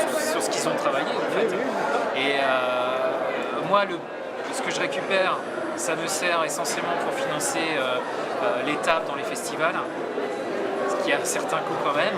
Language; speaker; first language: French; native; French